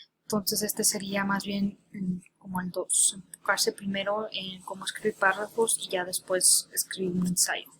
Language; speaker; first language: Spanish; early bilingual, heritage; Spanish